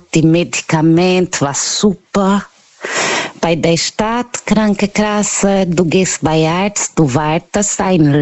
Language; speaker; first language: German; non-native, fluent; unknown